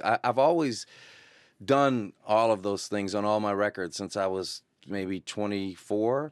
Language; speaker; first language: English; native; English